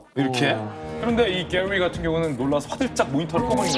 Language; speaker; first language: Korean; native; Korean